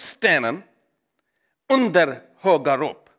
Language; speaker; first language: Swedish; non-native, learner; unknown